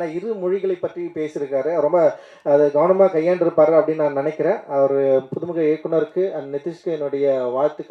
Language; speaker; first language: Tamil; native; Tamil